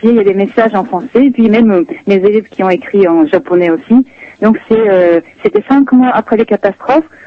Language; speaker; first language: French; non-native, fluent; Japanese